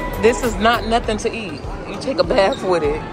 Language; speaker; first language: English; native; English